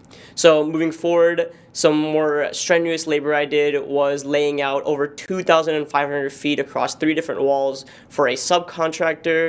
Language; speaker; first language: English; native; English